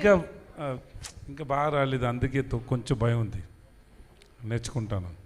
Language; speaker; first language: Telugu; non-native, learner; Tamil